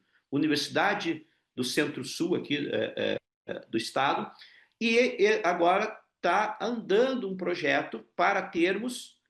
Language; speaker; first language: Portuguese; non-native, local second language; Ukrainian